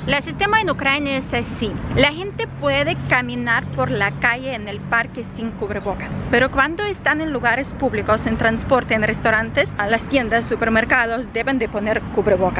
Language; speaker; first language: Spanish; non-native, fluent; Ukrainian